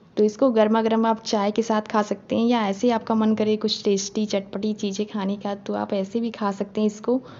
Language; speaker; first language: Hindi; native; Hindi